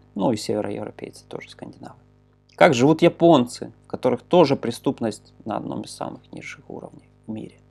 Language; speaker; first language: Russian; non-native, local second language; Ukrainian